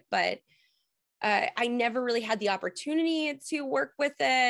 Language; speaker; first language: English; native; English